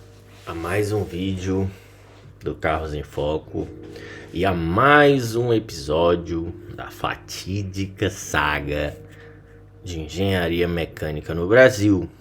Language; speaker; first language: Portuguese; native; Portuguese